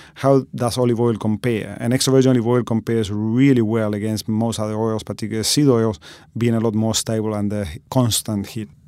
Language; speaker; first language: English; non-native, fluent; Spanish